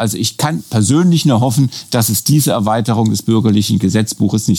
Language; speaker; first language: German; native; German